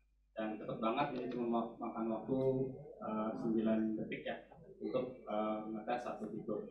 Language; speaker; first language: Indonesian; native; Indonesian